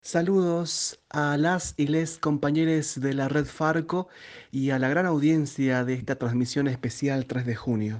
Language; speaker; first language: Spanish; native; Spanish